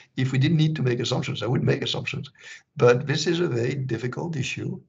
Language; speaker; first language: English; non-native, fluent; French